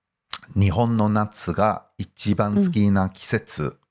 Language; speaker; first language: Japanese; non-native, fluent; English